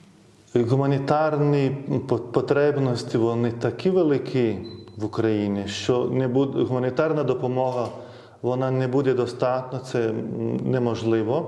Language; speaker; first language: Ukrainian; non-native, fluent; Lithuanian